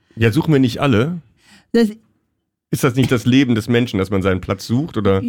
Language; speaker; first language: German; native; German